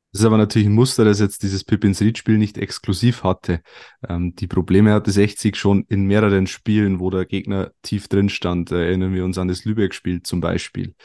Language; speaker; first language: German; native; German